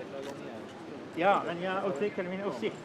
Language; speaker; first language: Swedish; non-native, learner; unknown